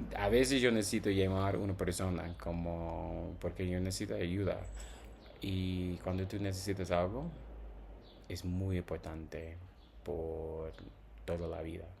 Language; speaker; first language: Spanish; non-native, learner; English